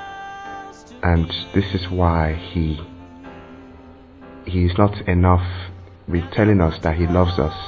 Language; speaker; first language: English; non-native, local second language; Igbo